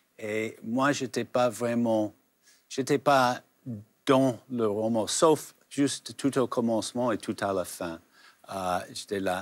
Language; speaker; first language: French; non-native, fluent; English